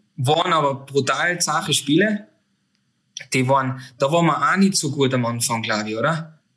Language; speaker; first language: German; native; German